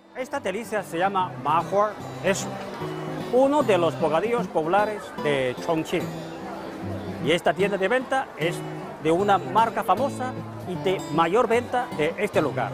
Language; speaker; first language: Spanish; non-native, fluent; Chinese